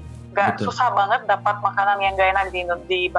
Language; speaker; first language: Indonesian; non-native, fluent; Russian